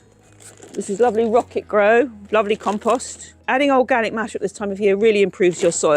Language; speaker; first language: English; native; English